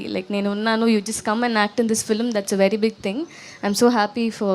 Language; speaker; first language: Telugu; non-native, learner; Tamil